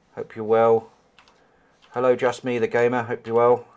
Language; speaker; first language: English; native; English